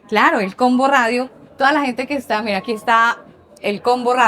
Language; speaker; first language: Spanish; native; Spanish